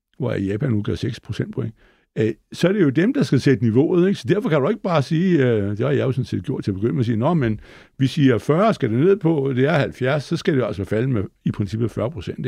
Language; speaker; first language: Danish; native; Danish